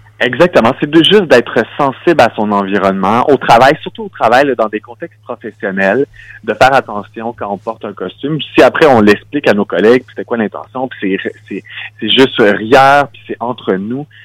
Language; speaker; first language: French; native; French